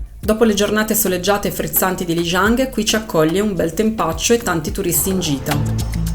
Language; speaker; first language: Italian; native; Italian